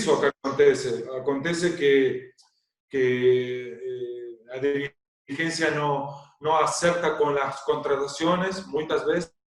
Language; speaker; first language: Portuguese; non-native, learner; Spanish